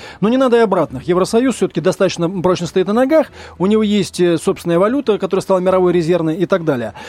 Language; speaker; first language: Russian; native; Russian